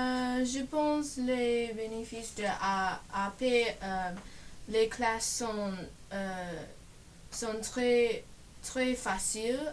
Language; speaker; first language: French; non-native, learner; English